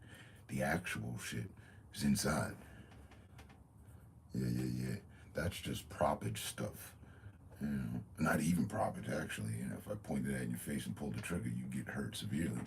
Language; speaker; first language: English; native; English